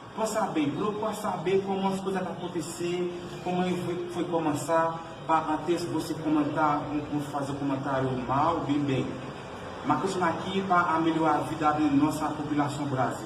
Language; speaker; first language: Portuguese; non-native, learner; Haitian Creole